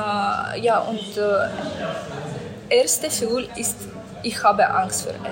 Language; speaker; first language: German; non-native, learner; Ukrainian